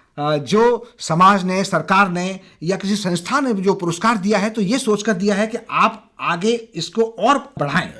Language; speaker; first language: Hindi; native; Hindi